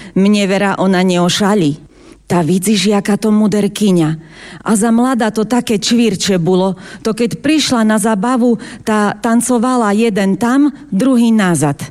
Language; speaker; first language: Slovak; native; Slovak